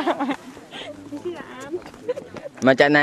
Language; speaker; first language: Thai; non-native, local second language; Pattani Malay